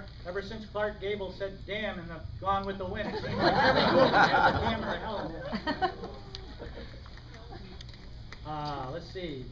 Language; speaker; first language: English; native; English